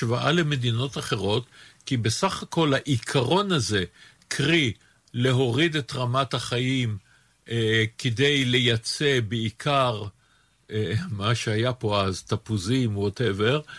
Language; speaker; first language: Hebrew; native; Hebrew